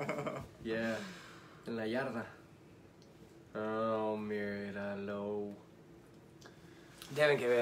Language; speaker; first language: Spanish; early bilingual, heritage; Spanish